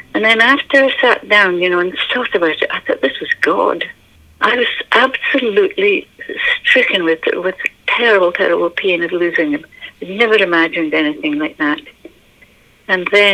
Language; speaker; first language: English; native; English